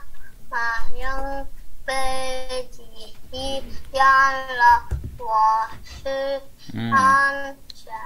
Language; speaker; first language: Chinese; early bilingual, heritage; Chinese